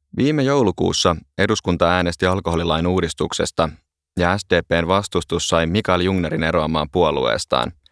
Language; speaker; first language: Finnish; native; Finnish